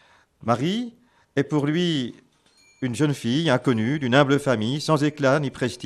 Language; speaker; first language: French; native; French